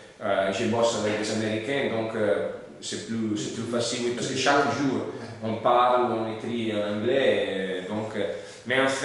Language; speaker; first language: French; non-native, learner; Italian